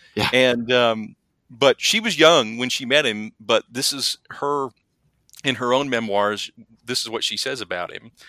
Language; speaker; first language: English; native; English